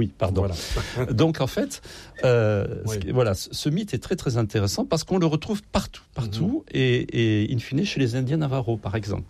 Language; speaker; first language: French; native; French